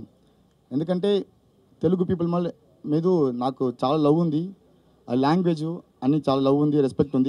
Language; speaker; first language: Telugu; non-native, learner; Tamil